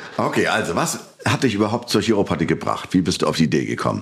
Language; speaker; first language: German; native; German